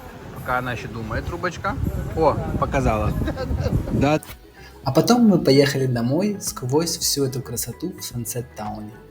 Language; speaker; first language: Russian; native; Russian